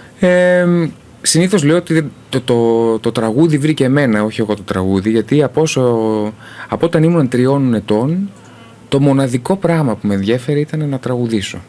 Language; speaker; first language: Greek; early bilingual, heritage; Greek